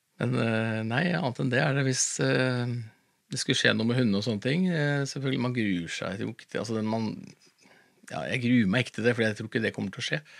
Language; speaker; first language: Norwegian; native; Norwegian